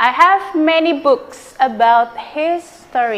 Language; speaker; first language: English; non-native, learner; Indonesian